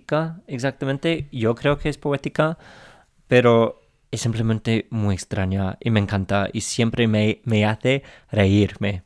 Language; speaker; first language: Spanish; non-native, fluent; English